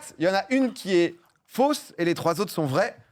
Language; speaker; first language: French; native; French